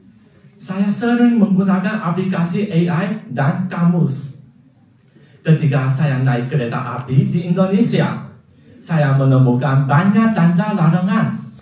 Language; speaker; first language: Indonesian; non-native, fluent; Chinese